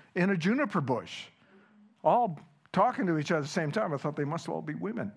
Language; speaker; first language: English; non-native, fluent; Dutch